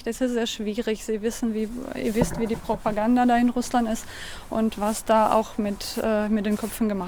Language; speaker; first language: German; non-native, fluent; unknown